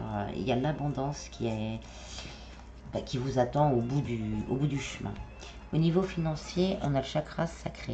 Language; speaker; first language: French; native; French